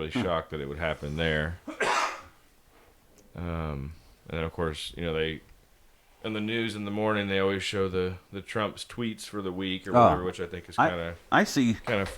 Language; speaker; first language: English; native; English